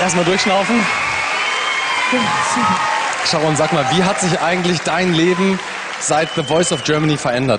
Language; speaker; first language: German; native; German